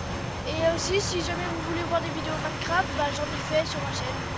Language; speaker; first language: French; native; French